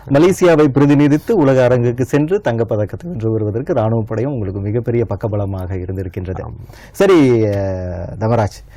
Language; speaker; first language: Tamil; early bilingual, heritage; Tamil